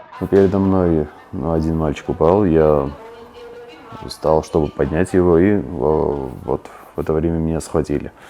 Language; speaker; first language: Russian; non-native, fluent; Georgian